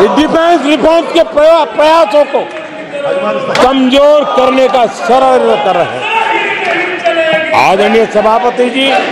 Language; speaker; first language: Hindi; non-native, local second language; Gujarati